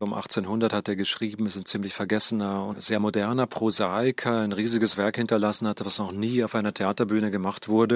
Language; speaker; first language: German; native; German